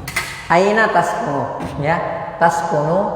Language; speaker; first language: Arabic; non-native, fluent; Indonesian